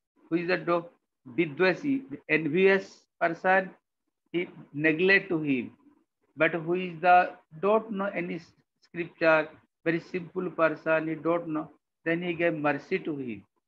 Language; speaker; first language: English; non-native, local second language; Odia